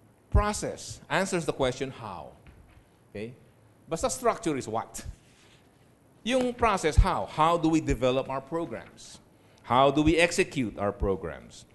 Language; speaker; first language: English; non-native, local second language; Filipino